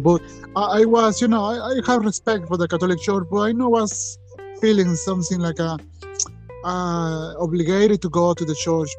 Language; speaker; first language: English; non-native, learner; Spanish